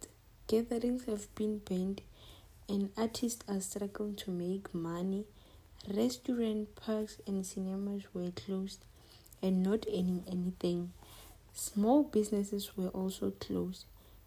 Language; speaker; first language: English; non-native, local second language; Northern Sotho